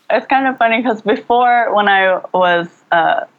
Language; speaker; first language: English; early bilingual, other home language; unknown